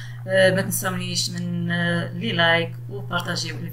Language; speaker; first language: Arabic; native; Arabic